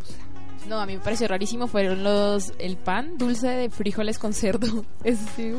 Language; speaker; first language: Spanish; native; Spanish